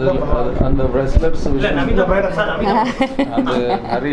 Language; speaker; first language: Tamil; native; Tamil